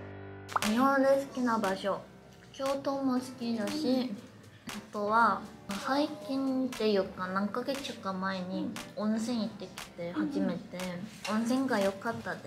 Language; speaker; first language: Japanese; non-native, fluent; Korean